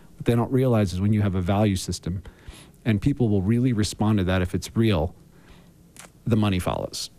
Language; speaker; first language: English; native; English